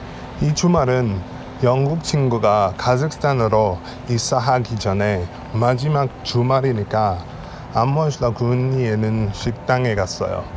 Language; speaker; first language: Korean; non-native, learner; English